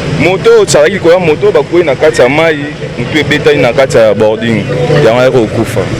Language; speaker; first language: Lingala; native; Lingala